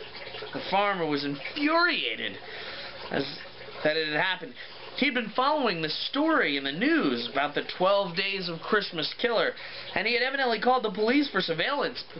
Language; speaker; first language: English; native; English